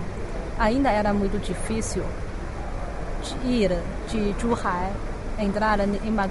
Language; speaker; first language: Portuguese; non-native, fluent; Chinese